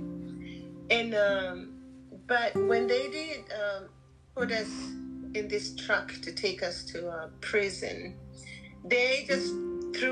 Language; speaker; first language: English; non-native, local second language; Zulu